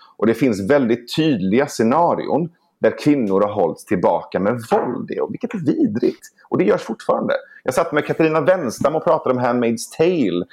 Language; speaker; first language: Swedish; early bilingual, other home language; Persian